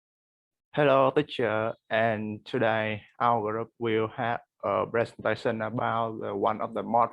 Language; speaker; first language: English; non-native, learner; Vietnamese